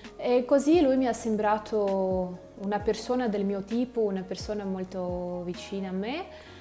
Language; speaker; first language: Italian; non-native, fluent; Russian